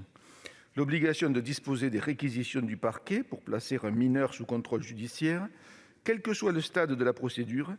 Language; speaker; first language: French; native; French